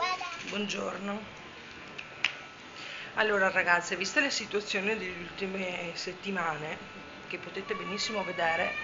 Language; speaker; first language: Italian; native; Italian